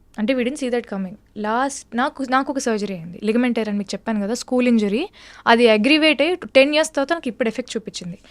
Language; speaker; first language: Telugu; native; Telugu